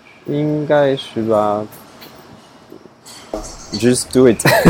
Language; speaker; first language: Chinese; non-native, fluent; French